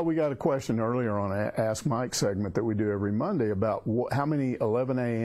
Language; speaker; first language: English; native; English